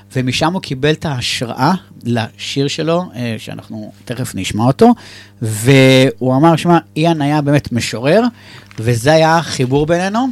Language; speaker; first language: Hebrew; native; Hebrew